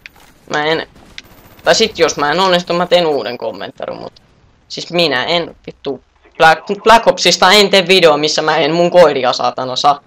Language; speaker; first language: Finnish; native; Finnish